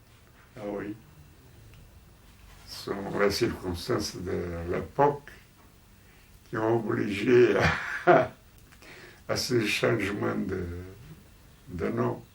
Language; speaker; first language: French; non-native, fluent; Portuguese